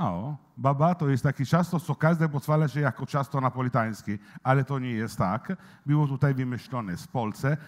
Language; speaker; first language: Polish; non-native, learner; Italian